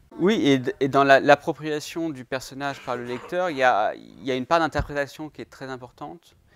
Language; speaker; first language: French; native; French